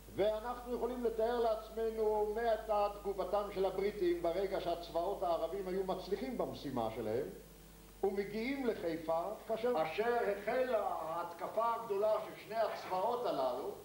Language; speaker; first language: Hebrew; native; Hebrew